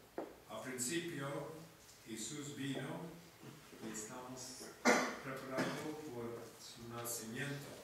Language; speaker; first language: Spanish; non-native, fluent; English